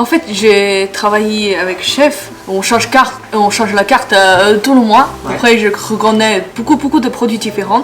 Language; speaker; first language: French; non-native, learner; Chinese